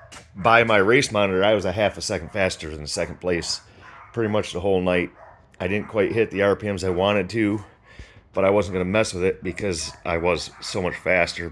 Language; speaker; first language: English; native; English